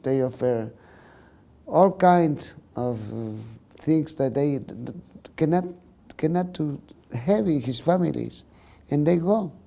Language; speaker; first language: English; non-native, learner; Spanish